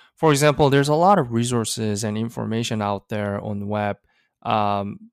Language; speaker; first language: English; early bilingual, other home language; Korean